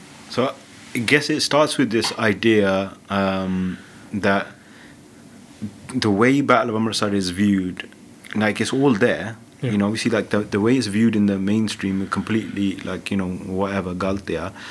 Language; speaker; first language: English; early bilingual, other home language; Punjabi